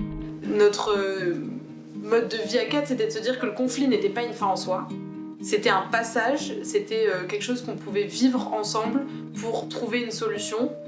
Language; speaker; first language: French; native; French